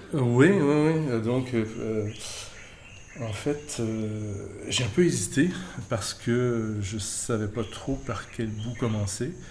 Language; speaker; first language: French; native; French